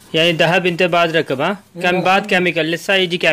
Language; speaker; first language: Arabic; non-native, learner; Urdu